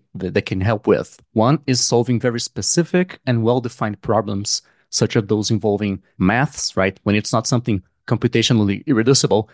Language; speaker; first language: English; non-native, fluent; Portuguese